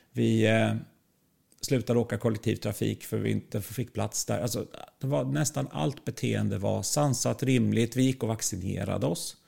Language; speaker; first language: Swedish; native; Swedish